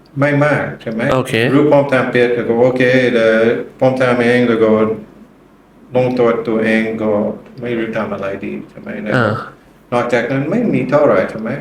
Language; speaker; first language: Thai; non-native, learner; English